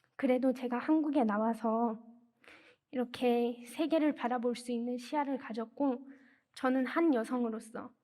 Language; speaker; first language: Korean; non-native, fluent; Persian